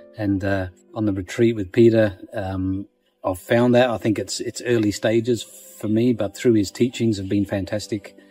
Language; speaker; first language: English; native; English